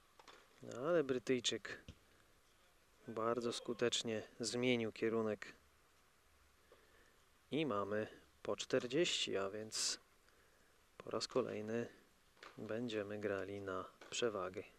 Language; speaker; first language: Polish; native; Polish